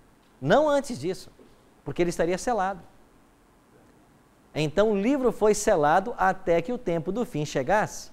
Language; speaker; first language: Portuguese; native; Portuguese